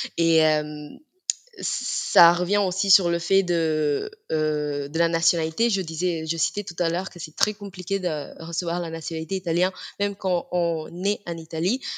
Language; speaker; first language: French; non-native, fluent; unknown